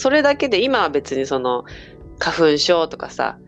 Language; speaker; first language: Japanese; native; Japanese